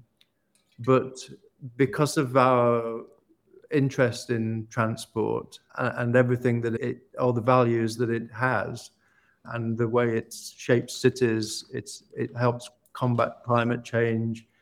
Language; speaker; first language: English; native; English